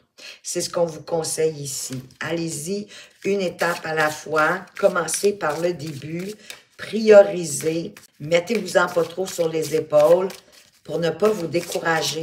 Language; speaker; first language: French; native; French